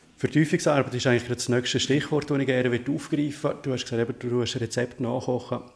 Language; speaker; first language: German; native; German